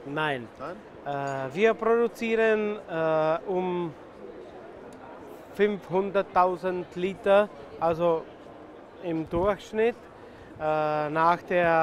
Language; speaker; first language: German; non-native, fluent; Czech